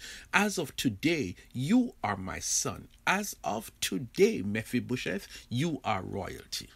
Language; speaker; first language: English; native; English